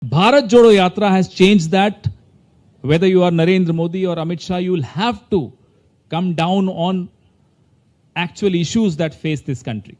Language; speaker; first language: English; non-native, local second language; Hindi